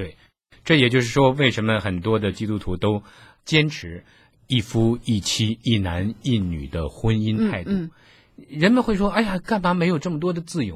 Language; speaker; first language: Chinese; native; Chinese